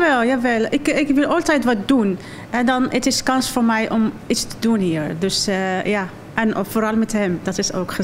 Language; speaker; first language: Dutch; non-native, learner; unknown